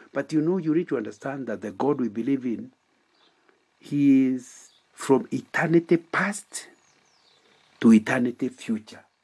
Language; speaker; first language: English; non-native, local second language; Kikuyu